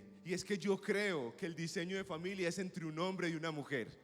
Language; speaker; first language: Spanish; native; Spanish